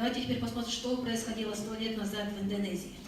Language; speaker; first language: Russian; native; Russian